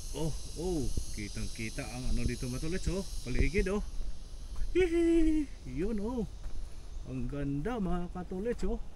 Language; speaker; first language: Filipino; non-native, local second language; Cebuano